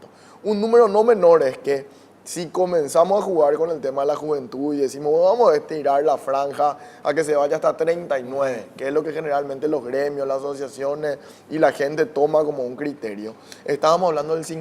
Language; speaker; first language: Spanish; native; Spanish